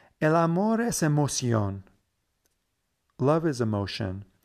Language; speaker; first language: Spanish; non-native, fluent; English